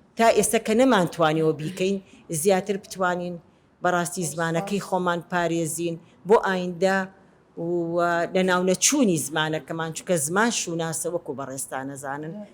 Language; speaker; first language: Central Kurdish; native; Central Kurdish